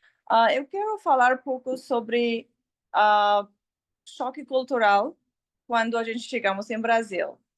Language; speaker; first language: Portuguese; non-native, learner; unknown